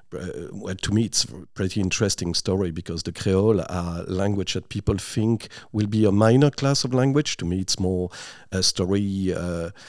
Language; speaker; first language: English; non-native, fluent; French